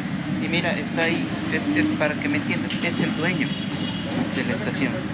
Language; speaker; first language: Spanish; native; Spanish